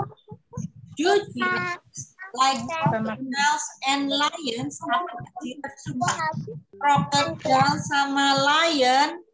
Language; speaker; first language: English; non-native, fluent; Indonesian